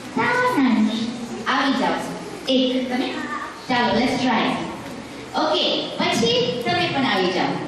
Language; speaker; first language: Gujarati; early bilingual, heritage; Gujarati